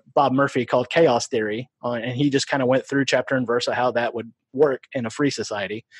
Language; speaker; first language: English; native; English